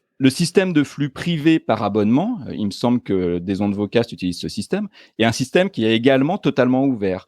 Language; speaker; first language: French; native; French